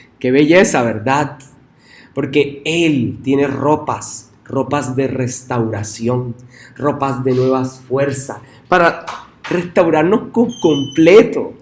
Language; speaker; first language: Spanish; native; Spanish